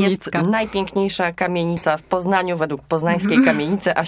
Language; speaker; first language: Polish; native; Polish